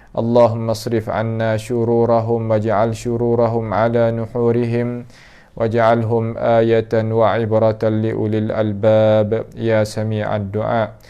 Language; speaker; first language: Arabic; non-native, fluent; Malay